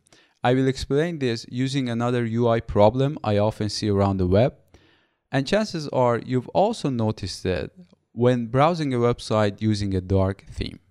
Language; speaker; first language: English; non-native, fluent; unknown